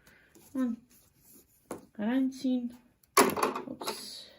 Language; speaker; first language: German; non-native, fluent; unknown